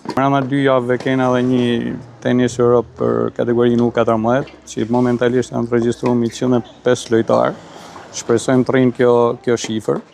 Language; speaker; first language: Albanian; native; Albanian